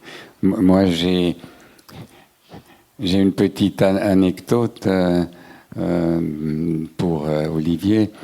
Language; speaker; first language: French; non-native, local second language; German